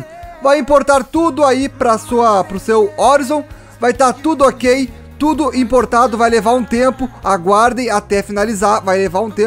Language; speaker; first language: Portuguese; native; Portuguese